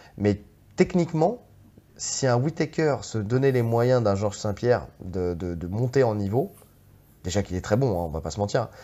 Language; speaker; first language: French; native; French